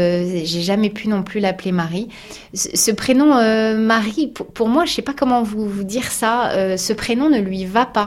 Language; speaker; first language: French; native; French